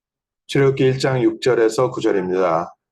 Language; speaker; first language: Korean; native; Korean